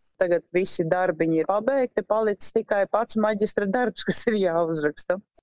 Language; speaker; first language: Latvian; native; Latvian